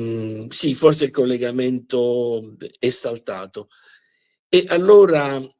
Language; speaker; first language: Italian; native; Italian